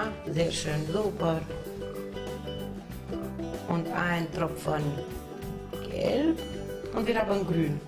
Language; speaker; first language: German; non-native, local second language; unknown